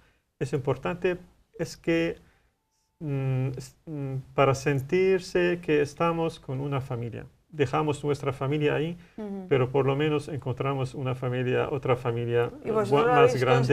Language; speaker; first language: Spanish; non-native, learner; Arabic